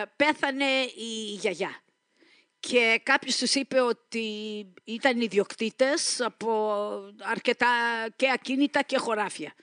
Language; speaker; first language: Greek; early bilingual, heritage; Greek